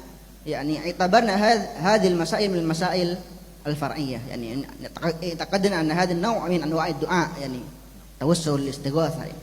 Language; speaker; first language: Arabic; non-native, fluent; Indonesian